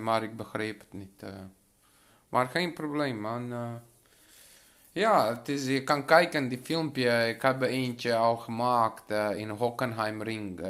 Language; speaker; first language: Dutch; non-native, local second language; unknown